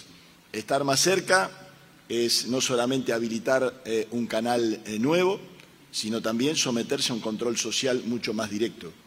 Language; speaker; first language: Spanish; native; Spanish